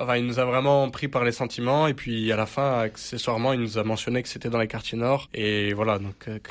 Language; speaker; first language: French; native; French